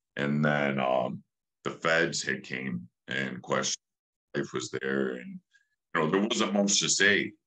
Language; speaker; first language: English; native; English